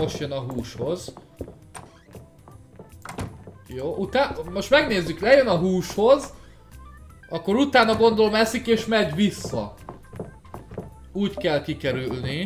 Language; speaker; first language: Hungarian; native; Hungarian